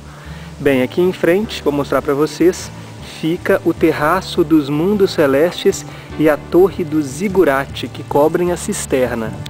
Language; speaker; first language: Portuguese; native; Portuguese